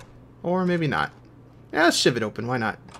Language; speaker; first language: English; native; English